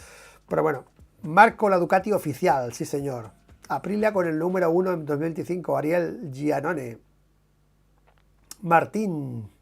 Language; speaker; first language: Spanish; native; Spanish